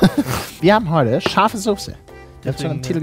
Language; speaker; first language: German; native; German